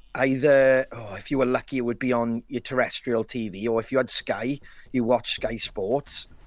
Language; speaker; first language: English; native; English